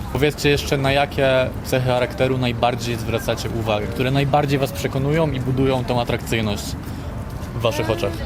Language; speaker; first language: Polish; native; Polish